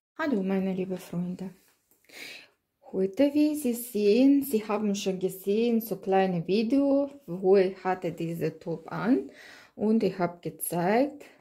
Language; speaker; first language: German; non-native, learner; Russian